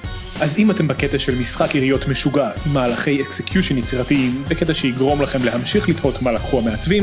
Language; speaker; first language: Hebrew; native; Hebrew